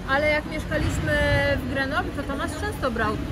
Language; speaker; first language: Polish; native; Polish